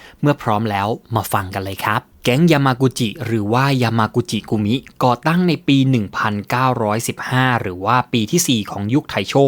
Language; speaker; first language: Thai; native; Thai